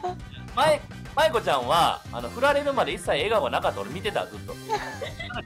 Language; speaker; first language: Japanese; native; Japanese